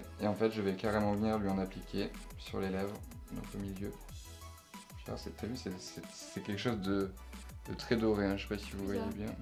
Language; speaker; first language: French; native; French